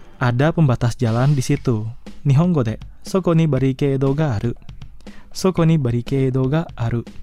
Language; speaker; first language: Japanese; non-native, fluent; Indonesian